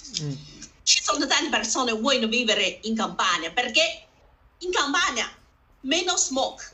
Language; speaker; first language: Italian; non-native, learner; Chinese